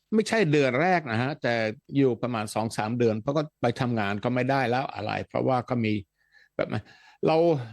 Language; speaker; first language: Thai; non-native, fluent; Dutch